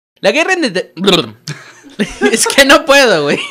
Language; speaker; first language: Spanish; native; Spanish